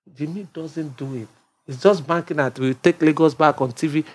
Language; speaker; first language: English; non-native, local second language; Yoruba